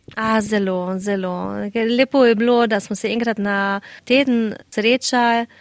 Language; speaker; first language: Slovenian; early bilingual, heritage; Slovenian